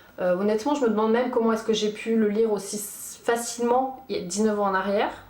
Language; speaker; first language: French; early bilingual, other home language; Portuguese